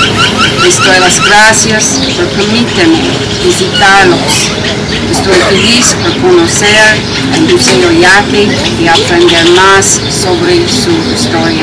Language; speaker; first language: Spanish; non-native, fluent; English